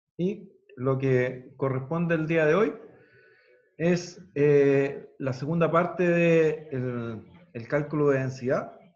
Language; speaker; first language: Spanish; native; Spanish